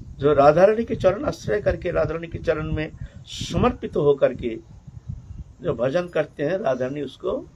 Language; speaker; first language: Hindi; non-native, local second language; Bangla